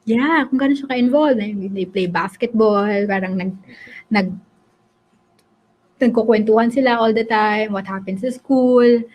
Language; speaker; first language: Filipino; native; Filipino